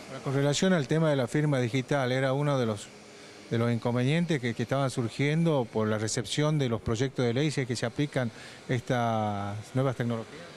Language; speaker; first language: Spanish; native; Spanish